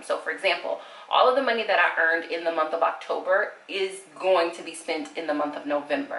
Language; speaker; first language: English; native; English